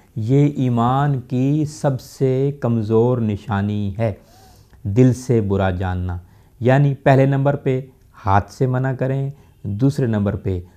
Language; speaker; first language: Urdu; non-native, local second language; Punjabi